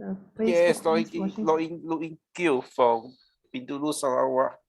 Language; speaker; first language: English; non-native, local second language; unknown